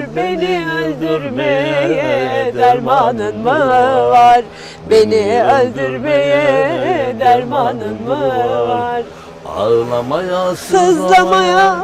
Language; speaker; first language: Turkish; native; Turkish